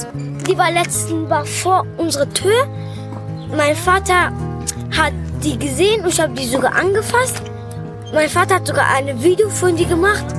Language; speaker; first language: German; early bilingual, other home language; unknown